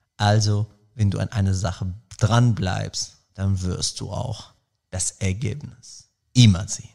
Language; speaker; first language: German; non-native, fluent; Arabic